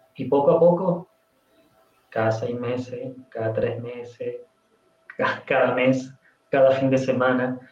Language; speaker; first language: Spanish; native; Spanish